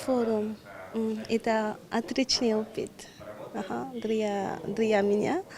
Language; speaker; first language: Russian; non-native, learner; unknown